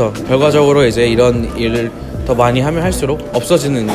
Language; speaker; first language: Korean; early bilingual, other home language; Bangla